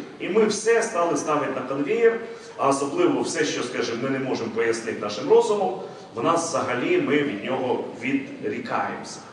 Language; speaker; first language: Ukrainian; non-native, local second language; Russian